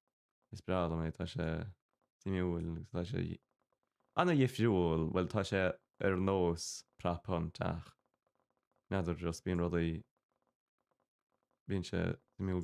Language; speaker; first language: Irish; non-native, local second language; English